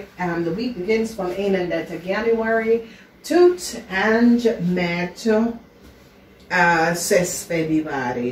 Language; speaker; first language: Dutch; non-native, learner; English